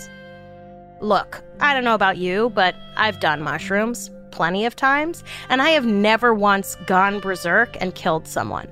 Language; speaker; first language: English; native; English